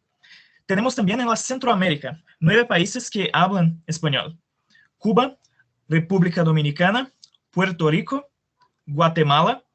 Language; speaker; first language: Spanish; non-native, fluent; Portuguese